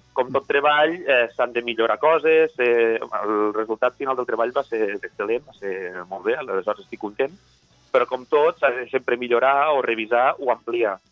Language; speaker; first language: Catalan; native; Catalan